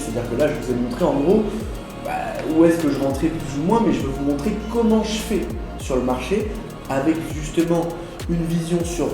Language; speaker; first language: French; native; French